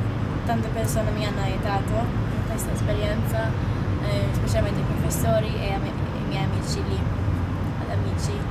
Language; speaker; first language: Italian; non-native, fluent; Maltese